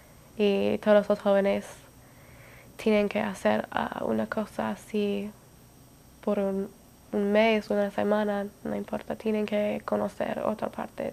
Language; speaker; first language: Spanish; non-native, fluent; English